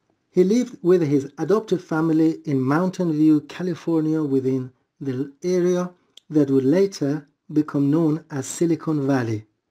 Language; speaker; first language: English; non-native, fluent; Persian